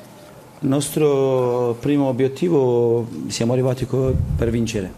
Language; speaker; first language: Italian; non-native, learner; Turkish